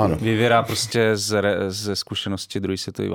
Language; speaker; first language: Czech; native; Czech